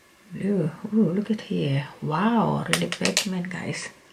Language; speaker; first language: English; non-native, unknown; Indonesian